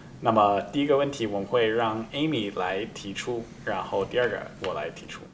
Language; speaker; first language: Chinese; non-native, fluent; English